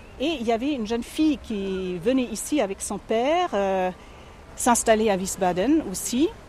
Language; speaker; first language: French; non-native, fluent; German